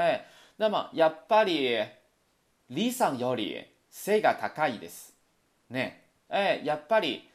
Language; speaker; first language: Japanese; non-native, fluent; Chinese